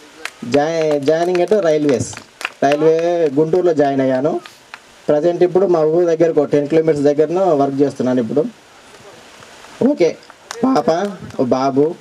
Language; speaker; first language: Telugu; native; Telugu